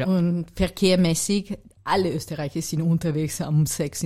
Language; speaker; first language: German; non-native, learner; Italian